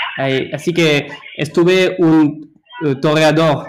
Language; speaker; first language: Spanish; non-native, learner; French